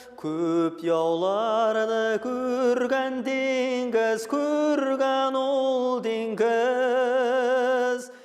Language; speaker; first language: Tatar; early bilingual, heritage; Tatar